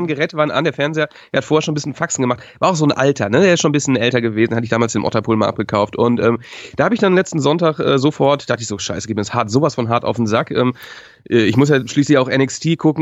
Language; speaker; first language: German; native; German